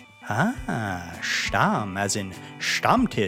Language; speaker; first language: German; non-native, learner; English